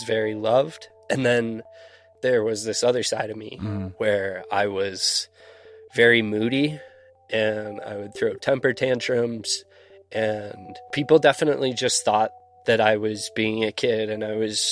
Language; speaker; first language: English; native; English